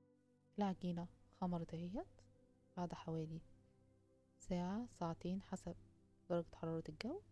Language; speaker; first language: Arabic; native; Arabic